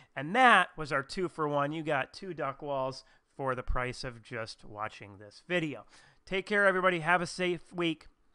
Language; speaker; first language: English; native; English